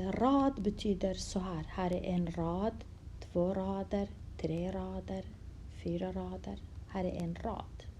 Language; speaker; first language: Swedish; non-native, fluent; Kurdish